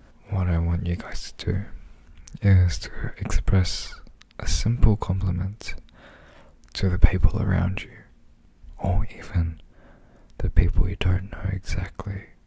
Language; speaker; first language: English; early bilingual, other home language; Korean